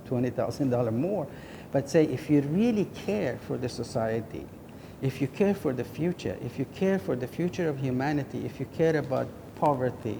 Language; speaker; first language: English; non-native, fluent; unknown